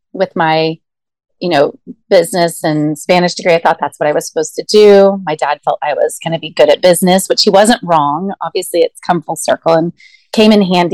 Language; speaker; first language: English; native; English